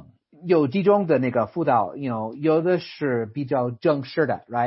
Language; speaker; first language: Chinese; non-native, fluent; English